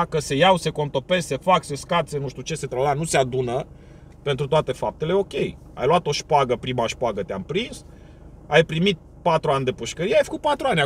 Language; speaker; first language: Romanian; native; Romanian